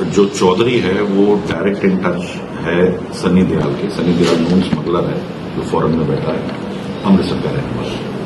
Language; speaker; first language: Hindi; non-native, local second language; Punjabi